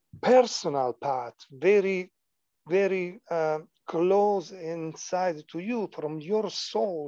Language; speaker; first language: English; non-native, learner; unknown